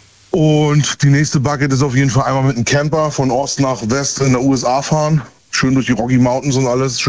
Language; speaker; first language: German; native; German